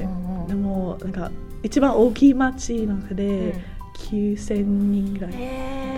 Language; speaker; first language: Japanese; non-native, learner; English